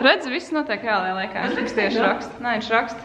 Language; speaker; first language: Latvian; native; Latvian